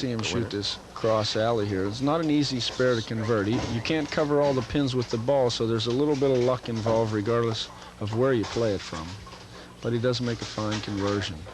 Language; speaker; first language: English; native; English